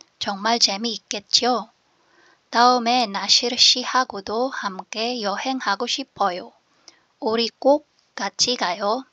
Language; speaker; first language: Korean; non-native, fluent; Filipino